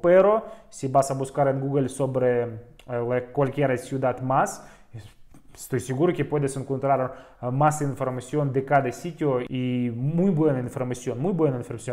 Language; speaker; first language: Spanish; non-native, learner; Russian